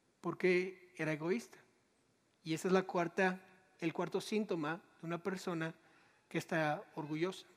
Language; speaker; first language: Spanish; native; Spanish